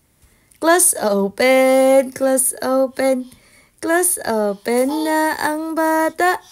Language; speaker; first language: Filipino; native; Filipino